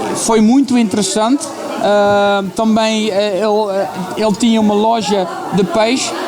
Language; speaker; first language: Portuguese; non-native, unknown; Dutch